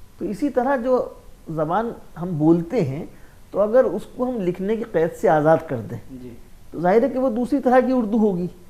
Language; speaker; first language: Urdu; native; Urdu